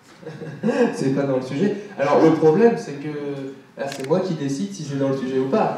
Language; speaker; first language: French; native; French